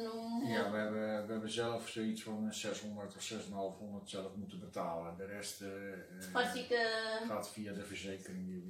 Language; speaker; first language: Dutch; native; Dutch